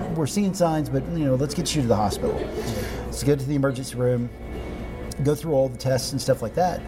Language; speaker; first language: English; native; English